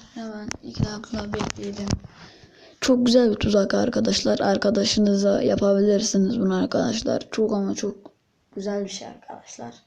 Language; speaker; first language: Turkish; native; Turkish